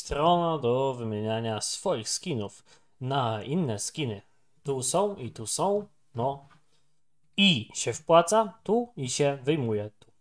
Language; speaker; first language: Polish; native; Polish